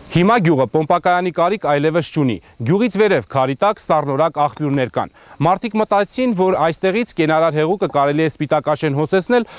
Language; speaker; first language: Armenian; native; Armenian